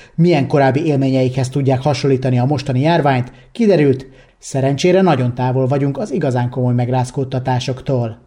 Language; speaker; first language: Hungarian; native; Hungarian